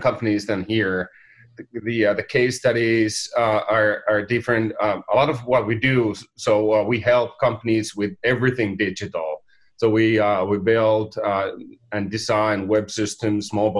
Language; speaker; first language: English; non-native, fluent; Finnish